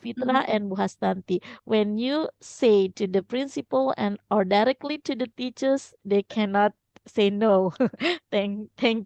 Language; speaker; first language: English; non-native, fluent; Indonesian